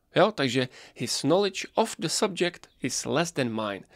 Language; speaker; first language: English; non-native, fluent; Czech